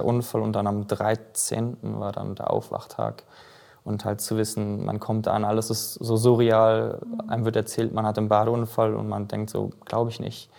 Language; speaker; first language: German; native; German